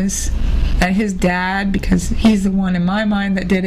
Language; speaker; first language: English; native; English